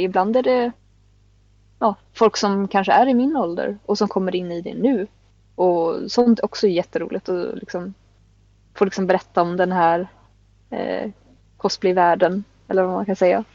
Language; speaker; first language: Swedish; native; Swedish